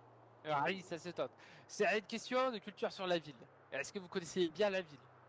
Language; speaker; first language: French; native; French